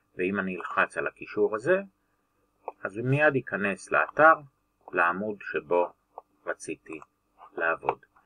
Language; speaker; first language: Hebrew; native; Hebrew